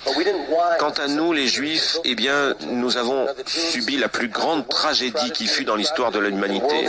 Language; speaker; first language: French; native; French